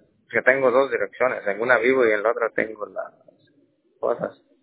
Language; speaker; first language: Spanish; native; Spanish